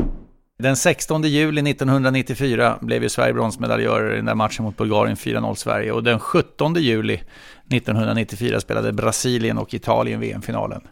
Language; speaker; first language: Swedish; native; Swedish